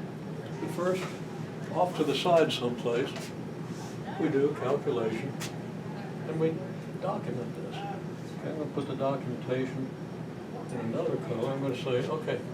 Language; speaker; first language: English; native; English